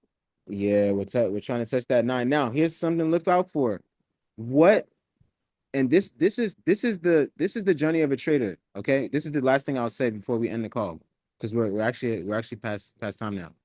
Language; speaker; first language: English; native; English